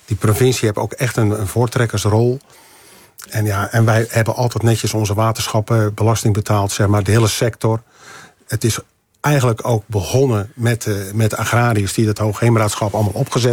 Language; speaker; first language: Dutch; native; Dutch